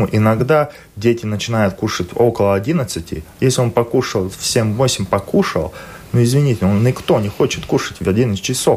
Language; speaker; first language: Russian; non-native, local second language; Latvian